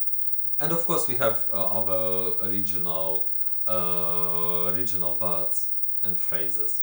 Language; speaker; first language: English; non-native, fluent; Ukrainian